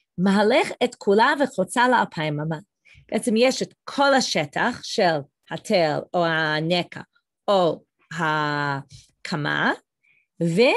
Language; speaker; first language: Hebrew; non-native, fluent; English